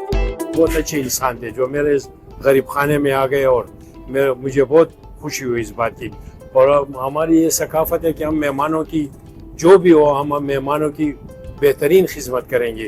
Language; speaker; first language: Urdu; non-native, local second language; Pashto